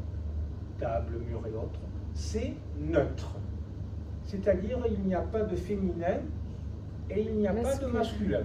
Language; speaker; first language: French; native; French